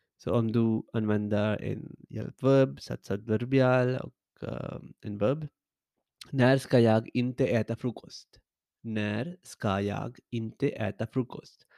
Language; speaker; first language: Swedish; non-native, learner; English